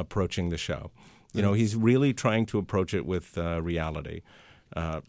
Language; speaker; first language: English; early bilingual, other home language; Spanish